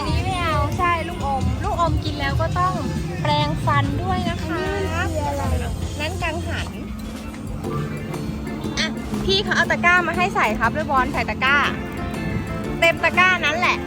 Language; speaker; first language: Thai; native; Thai